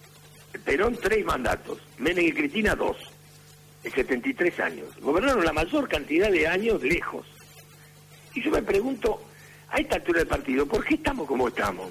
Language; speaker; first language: Spanish; native; Spanish